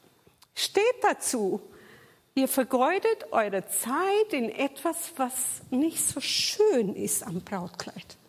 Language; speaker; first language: German; non-native, fluent; Portuguese